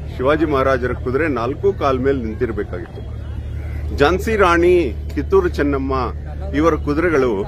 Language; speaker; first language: Kannada; native; Kannada